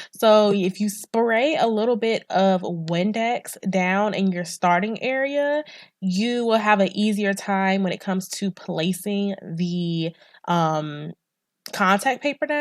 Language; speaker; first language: English; native; English